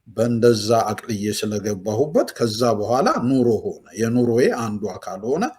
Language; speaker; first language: Amharic; native; Amharic